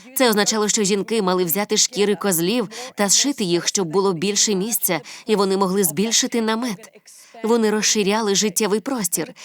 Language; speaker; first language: Ukrainian; non-native, fluent; English